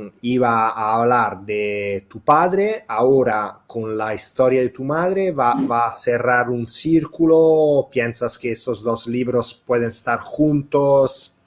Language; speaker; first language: Spanish; non-native, fluent; Italian